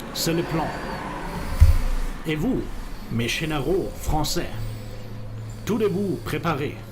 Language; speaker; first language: French; non-native, learner; German